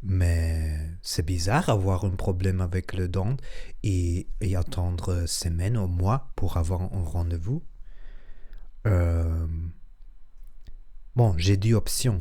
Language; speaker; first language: French; non-native, learner; Spanish